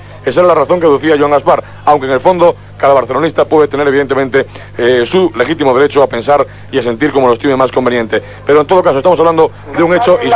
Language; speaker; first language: Spanish; native; Spanish